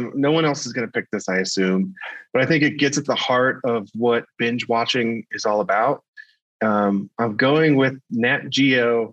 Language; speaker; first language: English; native; English